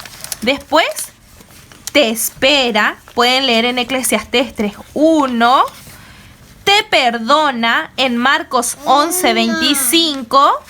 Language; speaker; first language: Spanish; native; Spanish